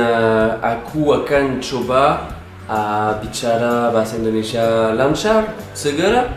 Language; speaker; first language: Indonesian; non-native, learner; French